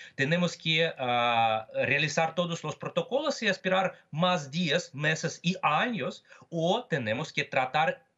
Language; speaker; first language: Spanish; non-native, fluent; Russian